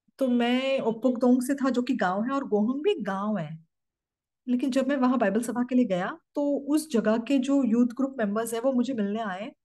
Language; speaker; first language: Hindi; non-native, fluent; Korean